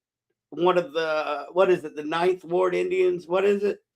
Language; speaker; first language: English; native; English